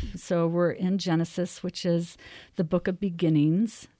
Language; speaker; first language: English; native; English